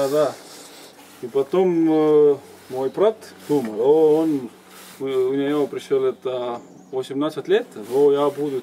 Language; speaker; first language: Russian; non-native, learner; Latvian